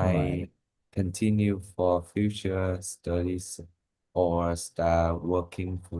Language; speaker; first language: English; non-native, learner; Vietnamese